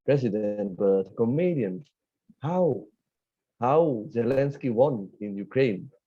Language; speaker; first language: English; non-native, fluent; Indonesian